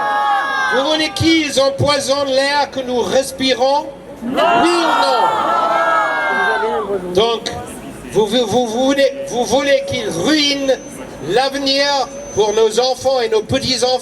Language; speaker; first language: French; non-native, fluent; English